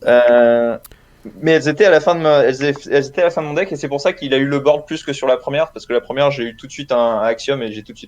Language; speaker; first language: French; native; French